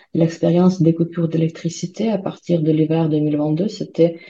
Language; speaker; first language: French; non-native, fluent; Ukrainian